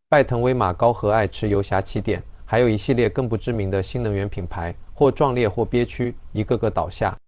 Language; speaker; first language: Chinese; native; Chinese